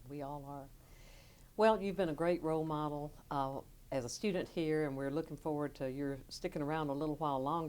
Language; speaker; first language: English; native; English